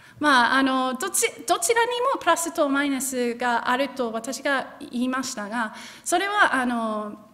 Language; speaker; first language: Japanese; non-native, fluent; English